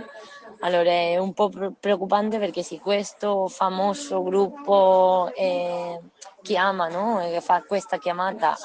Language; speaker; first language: Italian; non-native, learner; Spanish